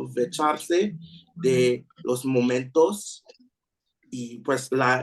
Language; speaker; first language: Spanish; non-native, learner; English